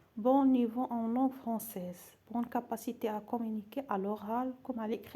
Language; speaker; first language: French; non-native, local second language; Arabic